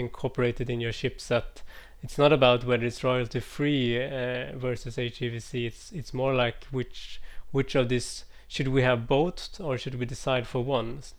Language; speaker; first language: English; non-native, fluent; Swedish